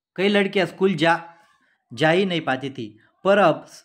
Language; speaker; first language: Hindi; non-native, local second language; Marathi